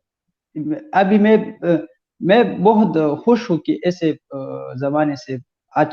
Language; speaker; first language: Hindi; non-native, learner; Pashto